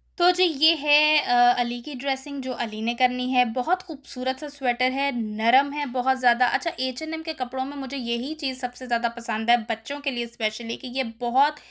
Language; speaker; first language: Urdu; native; Urdu